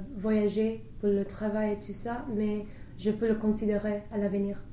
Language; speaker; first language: French; non-native, fluent; English